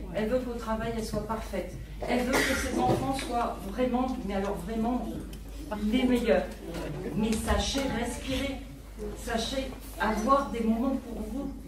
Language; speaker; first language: French; native; French